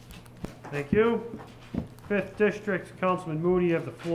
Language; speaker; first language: English; native; English